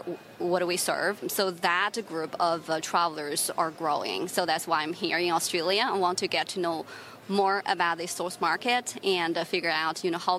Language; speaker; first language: English; non-native, fluent; Chinese